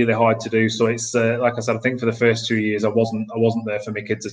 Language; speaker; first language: English; native; English